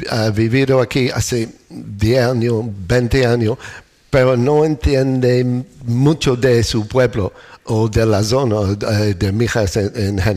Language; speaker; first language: Spanish; non-native, learner; English